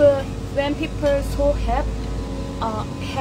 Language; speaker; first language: English; non-native, learner; Korean